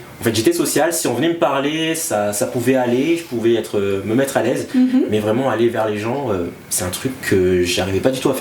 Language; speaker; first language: French; native; French